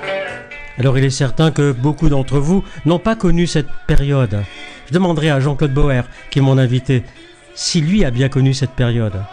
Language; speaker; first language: French; native; French